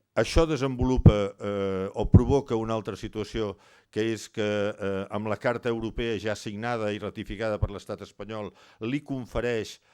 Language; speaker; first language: Catalan; non-native, local second language; Occitan